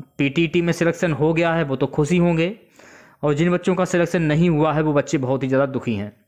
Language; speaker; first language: Hindi; native; Hindi